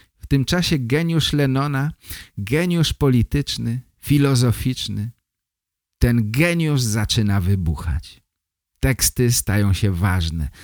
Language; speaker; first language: Polish; native; Polish